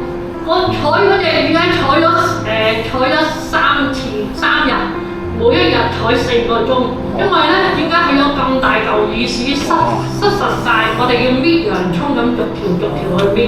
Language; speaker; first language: Cantonese; native; Cantonese